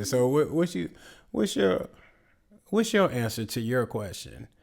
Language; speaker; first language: English; native; English